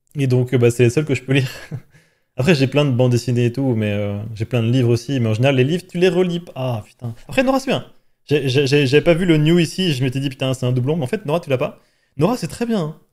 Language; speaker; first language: French; native; French